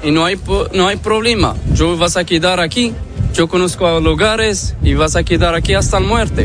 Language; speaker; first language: Spanish; non-native, learner; Arabic